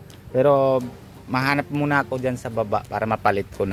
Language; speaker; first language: Filipino; non-native, local second language; Bikol